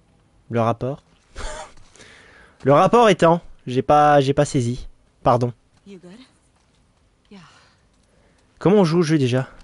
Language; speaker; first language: French; native; French